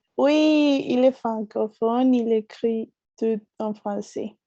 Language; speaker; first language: French; non-native, learner; Spanish